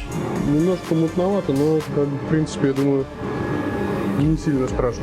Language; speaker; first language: Russian; native; Russian